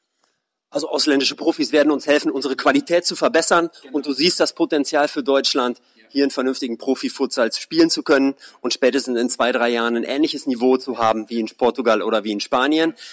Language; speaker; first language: German; native; German